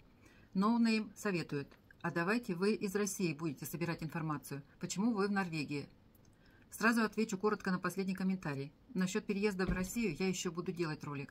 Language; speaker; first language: Russian; native; Russian